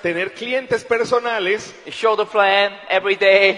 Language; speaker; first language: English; non-native, learner; Korean